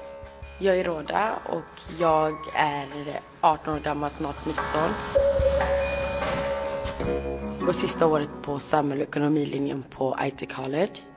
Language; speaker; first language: Swedish; early bilingual, other home language; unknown